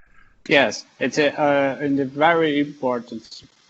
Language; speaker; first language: English; non-native, learner; Portuguese